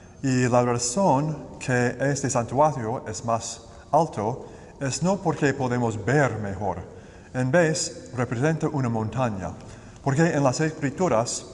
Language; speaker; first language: Spanish; non-native, learner; English